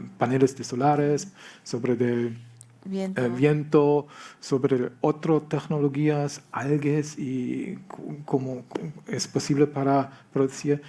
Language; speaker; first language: Spanish; non-native, learner; German